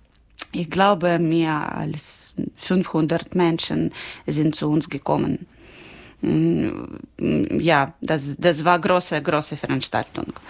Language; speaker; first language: German; non-native, learner; Ukrainian